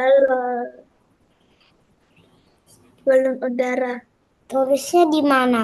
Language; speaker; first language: Indonesian; native; Indonesian